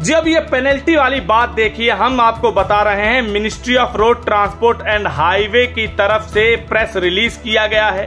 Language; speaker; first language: Hindi; native; Hindi